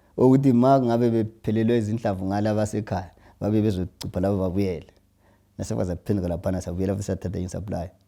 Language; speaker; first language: Zulu; native; Zulu